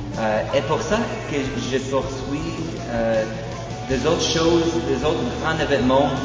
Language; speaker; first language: French; non-native, fluent; Polish